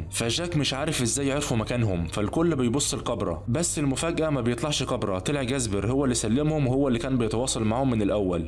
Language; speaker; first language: Arabic; native; Arabic